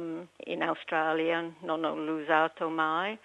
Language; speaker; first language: Italian; non-native, learner; English